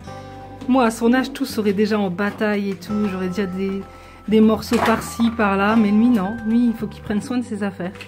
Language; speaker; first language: French; native; French